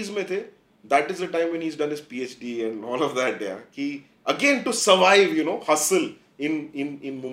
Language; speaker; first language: English; non-native, local second language; Kannada